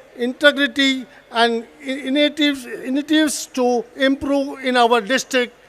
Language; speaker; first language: English; non-native, local second language; Tamil